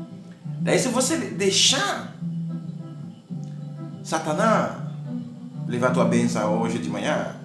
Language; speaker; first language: Portuguese; non-native, learner; Haitian Creole